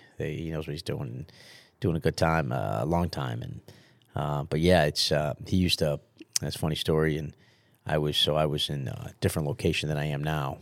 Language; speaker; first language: English; early bilingual, other home language; Italian